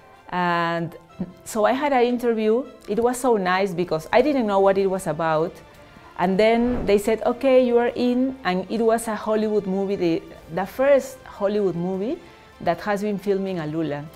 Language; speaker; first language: English; non-native, fluent; Spanish